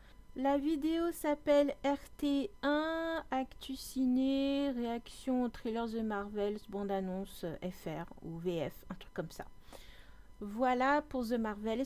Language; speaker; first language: French; native; French